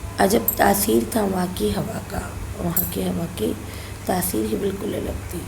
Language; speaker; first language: Urdu; native; Urdu